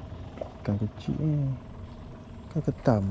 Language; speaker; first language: Malay; native; Malay